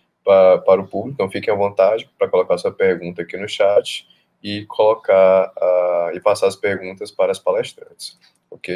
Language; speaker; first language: Portuguese; native; Portuguese